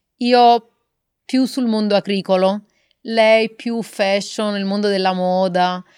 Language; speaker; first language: Italian; native; Italian